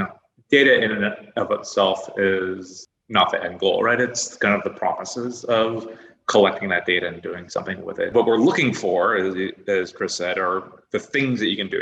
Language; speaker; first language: English; native; English